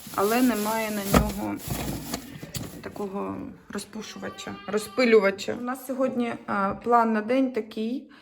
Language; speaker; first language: Ukrainian; native; Ukrainian